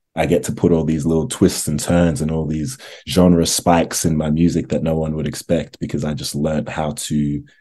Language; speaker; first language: English; native; English